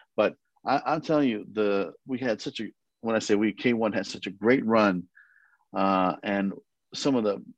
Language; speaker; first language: English; early bilingual, other home language; Korean